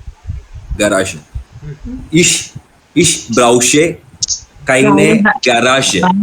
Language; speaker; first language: German; non-native, learner; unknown